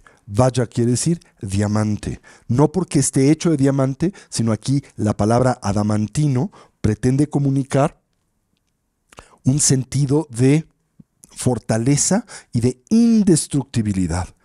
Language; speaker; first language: Spanish; native; Spanish